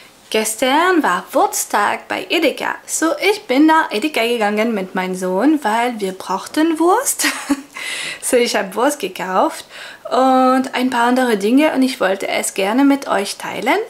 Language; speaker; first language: German; non-native, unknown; French